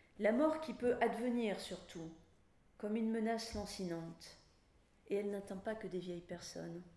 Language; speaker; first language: French; native; French